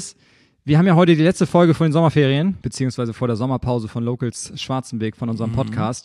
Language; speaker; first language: German; native; German